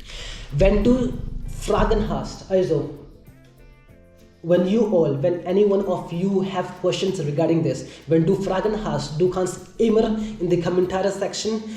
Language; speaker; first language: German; non-native, learner; Hindi